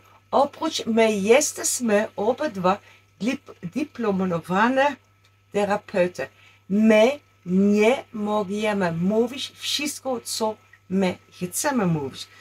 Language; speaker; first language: Polish; non-native, learner; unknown